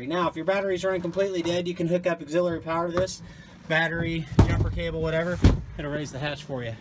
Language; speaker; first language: English; native; English